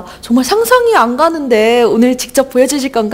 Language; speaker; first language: Korean; native; Korean